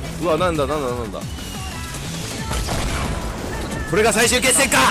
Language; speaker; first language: Japanese; native; Japanese